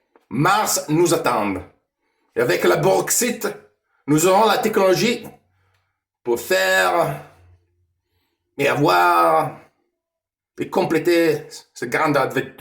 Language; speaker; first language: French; non-native, fluent; Italian